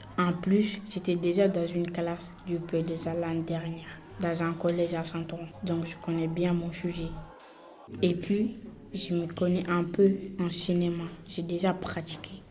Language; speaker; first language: French; non-native, learner; Bambara